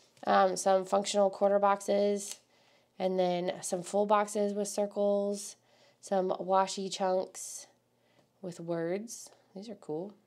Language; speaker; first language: English; native; English